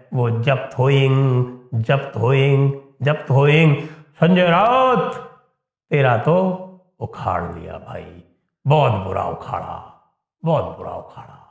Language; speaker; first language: Hindi; native; Hindi